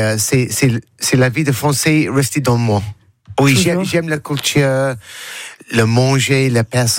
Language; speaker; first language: French; non-native, learner; English